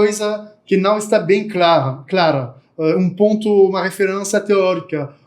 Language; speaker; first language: Portuguese; non-native, fluent; French